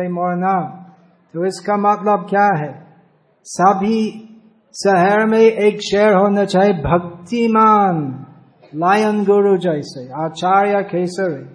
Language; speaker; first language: Hindi; non-native, fluent; English